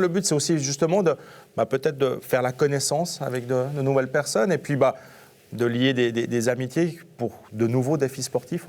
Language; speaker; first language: French; native; French